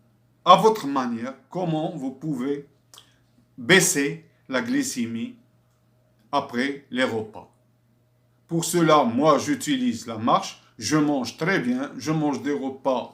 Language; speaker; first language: French; non-native, fluent; Arabic